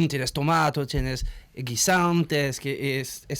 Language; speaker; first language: Spanish; non-native, learner; French